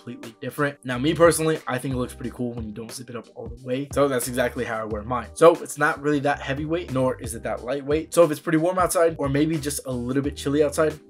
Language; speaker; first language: English; native; English